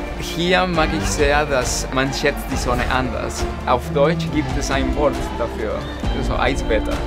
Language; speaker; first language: German; non-native, fluent; Spanish